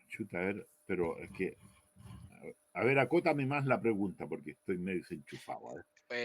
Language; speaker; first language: Spanish; native; Spanish